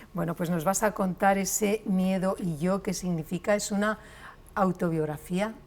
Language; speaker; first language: Spanish; native; Spanish